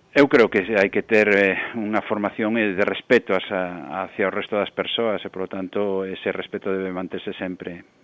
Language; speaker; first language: Galician; native; Galician